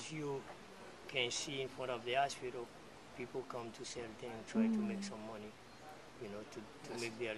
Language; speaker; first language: English; non-native, fluent; Haitian Creole